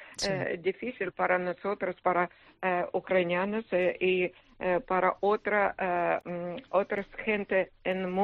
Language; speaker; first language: Spanish; non-native, learner; Ukrainian